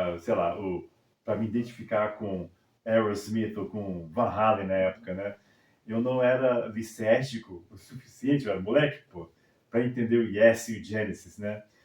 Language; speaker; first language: Portuguese; early bilingual, other home language; English